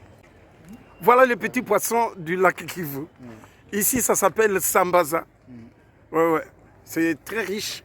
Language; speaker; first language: French; non-native, local second language; Swahili